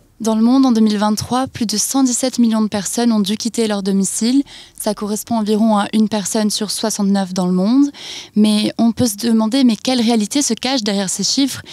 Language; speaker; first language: French; native; French